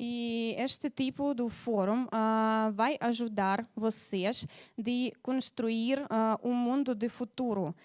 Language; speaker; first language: Portuguese; non-native, fluent; Russian